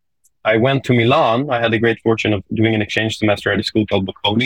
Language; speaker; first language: English; non-native, fluent; Swedish